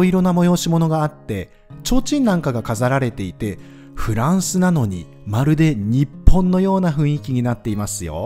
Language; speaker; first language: Japanese; native; Japanese